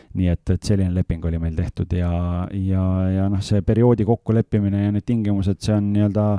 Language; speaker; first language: Estonian; native; Estonian